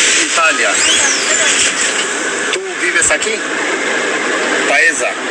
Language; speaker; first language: Spanish; non-native, learner; Albanian